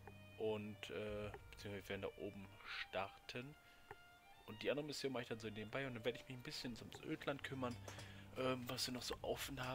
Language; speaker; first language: German; native; German